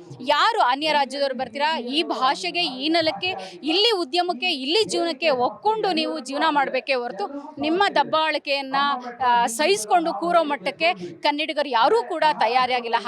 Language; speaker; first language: Kannada; native; Kannada